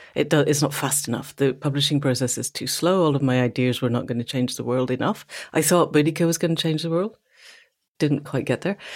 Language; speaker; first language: English; native; English